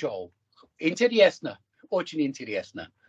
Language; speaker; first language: Russian; non-native, learner; English